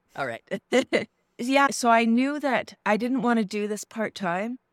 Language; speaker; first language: English; native; English